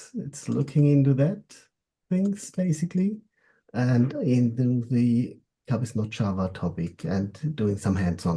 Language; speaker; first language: English; non-native, fluent; German